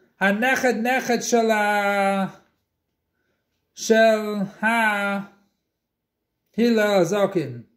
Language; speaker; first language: Hebrew; non-native, fluent; English